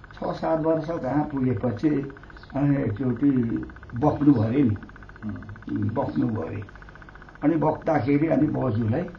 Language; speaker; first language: Nepali; non-native, local second language; Limbu